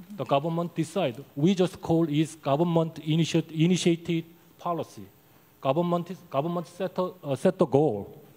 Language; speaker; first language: English; non-native, learner; Korean